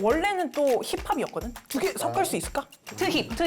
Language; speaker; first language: Korean; native; Korean